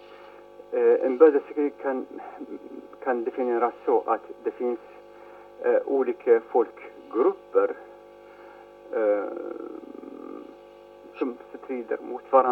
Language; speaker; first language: Swedish; non-native, fluent; Arabic